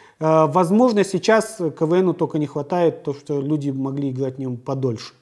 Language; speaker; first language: Russian; native; Russian